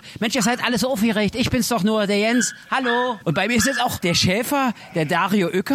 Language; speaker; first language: German; native; German